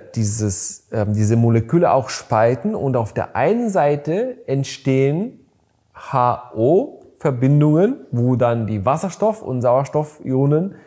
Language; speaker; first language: German; non-native, fluent; Bulgarian